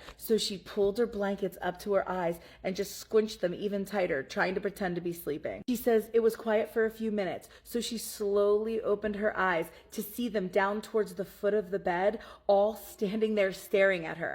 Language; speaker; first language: English; native; English